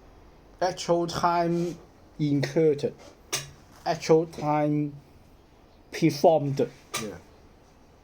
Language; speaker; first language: English; non-native, learner; Cantonese